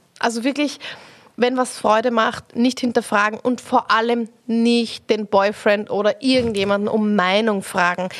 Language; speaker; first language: German; native; German